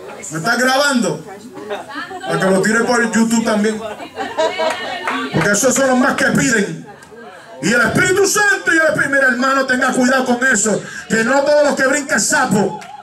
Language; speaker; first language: Spanish; early bilingual, heritage; Spanish